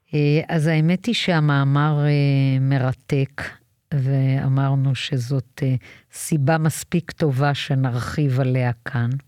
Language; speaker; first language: Hebrew; native; Hebrew